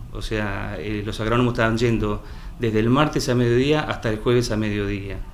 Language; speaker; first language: Spanish; native; Spanish